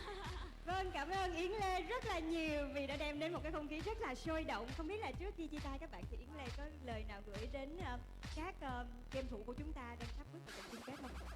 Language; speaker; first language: Vietnamese; native; Vietnamese